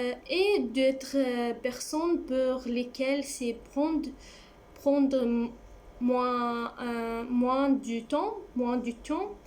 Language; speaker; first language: French; non-native, learner; Arabic